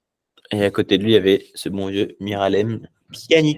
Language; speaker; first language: French; native; French